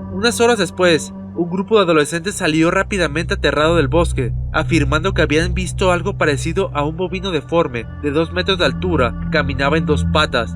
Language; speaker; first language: Spanish; native; Spanish